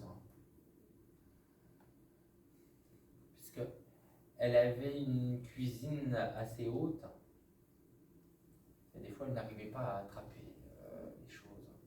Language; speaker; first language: French; native; French